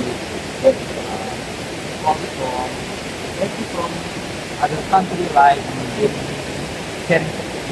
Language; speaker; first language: English; non-native, learner; Indonesian